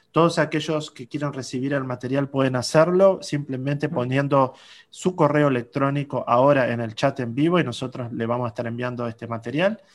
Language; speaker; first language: Spanish; native; Spanish